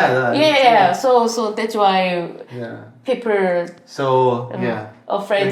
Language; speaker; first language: English; non-native, learner; Korean